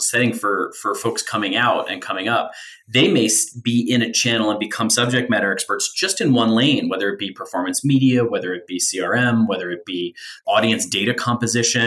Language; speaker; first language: English; native; English